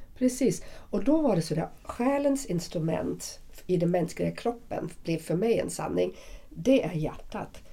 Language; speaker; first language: Swedish; non-native, fluent; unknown